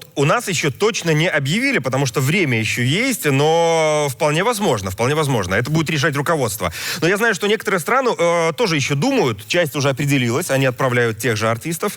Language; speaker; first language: Russian; native; Russian